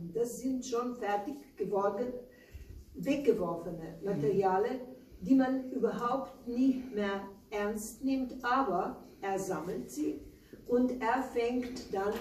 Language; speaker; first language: German; non-native, learner; Slovenian